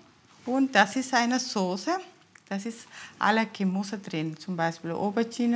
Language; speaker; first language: German; non-native, learner; Tamil